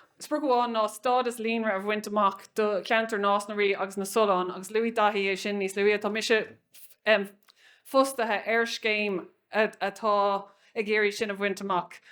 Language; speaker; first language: Irish; non-native, local second language; English